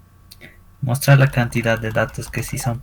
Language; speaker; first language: Spanish; native; Spanish